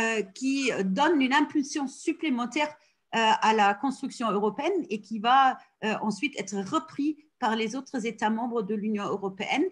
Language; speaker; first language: French; non-native, fluent; German